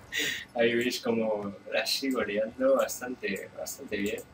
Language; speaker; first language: Spanish; native; Spanish